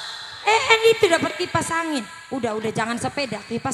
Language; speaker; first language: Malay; non-native, local second language; Javanese